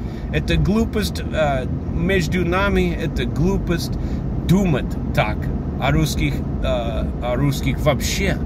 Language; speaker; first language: Russian; non-native, fluent; English